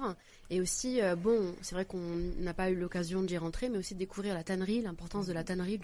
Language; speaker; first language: French; native; French